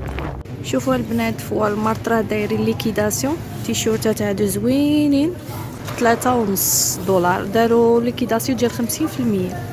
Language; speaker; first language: Arabic; native; Arabic